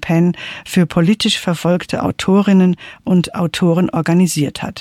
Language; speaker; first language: German; native; German